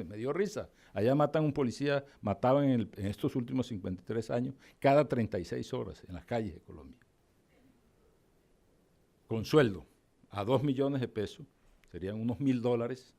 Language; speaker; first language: Spanish; native; Spanish